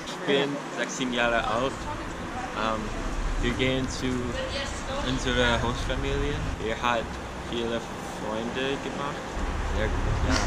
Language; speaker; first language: German; non-native, learner; English